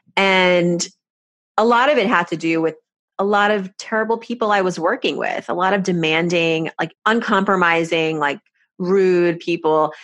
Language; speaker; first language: English; early bilingual, other home language; Persian